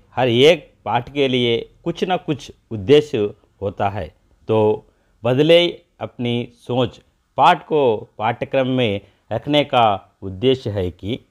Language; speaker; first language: Hindi; non-native, local second language; Telugu